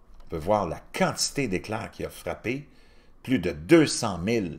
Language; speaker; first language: French; native; French